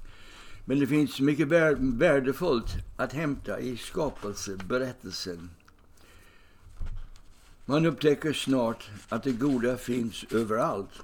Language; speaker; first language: Swedish; non-native, fluent; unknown